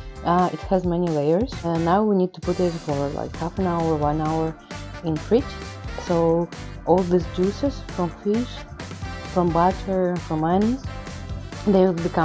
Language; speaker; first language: English; non-native, learner; Russian